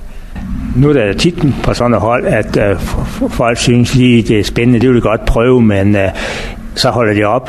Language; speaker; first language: Danish; native; Danish